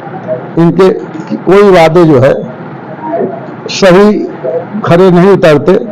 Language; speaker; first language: Hindi; native; Hindi